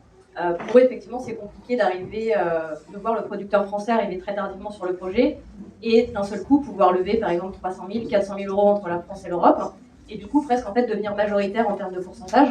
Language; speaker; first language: French; native; French